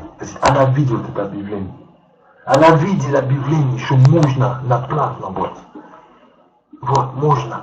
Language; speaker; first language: Russian; non-native, learner; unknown